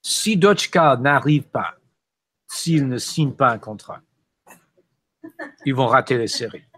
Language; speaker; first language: French; non-native, fluent; English